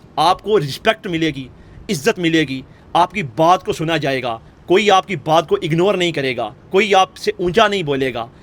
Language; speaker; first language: Urdu; native; Urdu